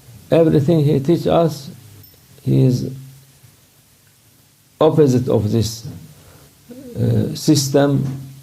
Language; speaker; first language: English; non-native, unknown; Turkish